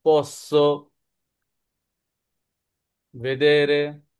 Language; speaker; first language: Italian; non-native, fluent; Bangla